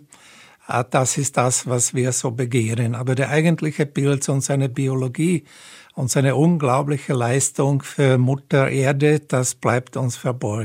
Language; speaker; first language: German; native; German